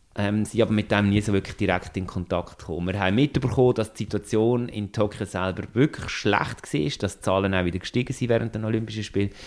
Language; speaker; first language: German; native; German